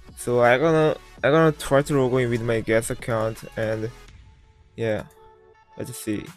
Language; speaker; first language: English; non-native, learner; Korean